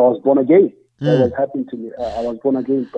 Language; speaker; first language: English; non-native, local second language; Zulu